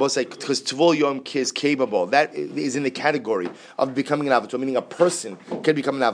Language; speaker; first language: English; native; English